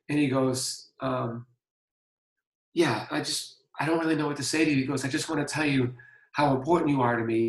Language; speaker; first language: English; native; English